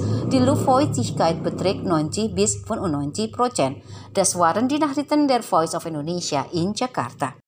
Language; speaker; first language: German; non-native, fluent; Indonesian